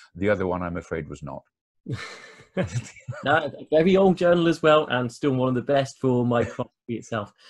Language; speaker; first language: English; native; English